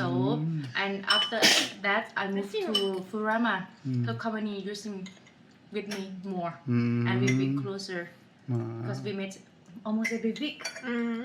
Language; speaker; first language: English; non-native, learner; Thai